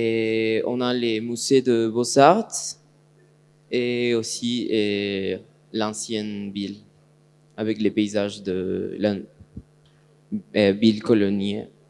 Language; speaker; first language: French; non-native, learner; Spanish